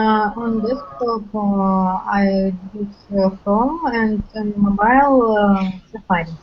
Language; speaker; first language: English; non-native, learner; Russian